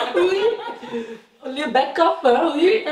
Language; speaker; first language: French; non-native, fluent; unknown